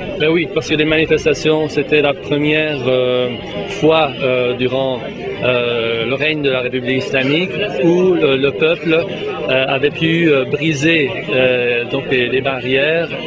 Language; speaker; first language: French; non-native, fluent; Persian